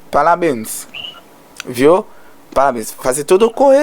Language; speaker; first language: Portuguese; non-native, learner; Haitian Creole